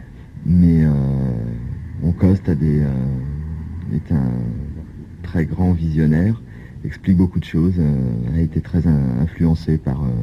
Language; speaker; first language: French; native; French